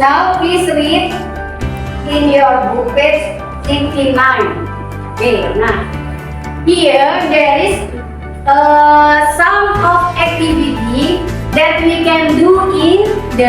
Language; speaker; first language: English; non-native, learner; Indonesian